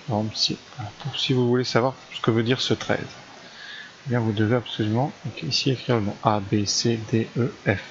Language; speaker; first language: French; native; French